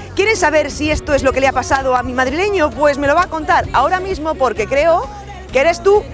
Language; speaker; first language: Spanish; native; Spanish